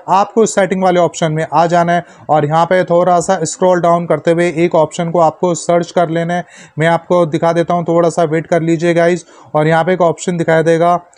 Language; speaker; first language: Hindi; native; Hindi